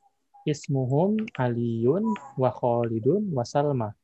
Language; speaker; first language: Arabic; non-native, learner; Indonesian